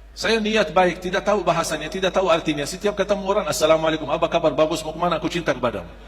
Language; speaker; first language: Indonesian; non-native, fluent; Arabic